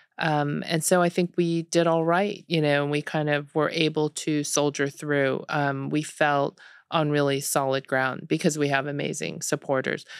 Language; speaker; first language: English; early bilingual, other home language; Korean